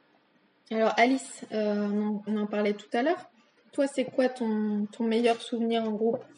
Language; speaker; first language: French; native; French